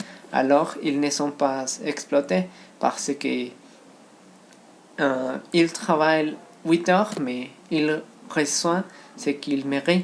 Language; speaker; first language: French; non-native, learner; Spanish